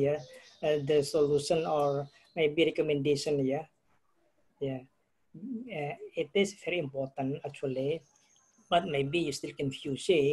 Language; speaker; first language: English; non-native, fluent; Indonesian